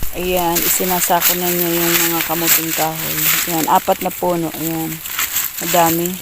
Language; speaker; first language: Filipino; native; Filipino